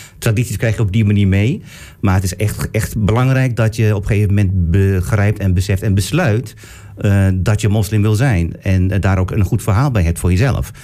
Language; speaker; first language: Dutch; early bilingual, other home language; Turkish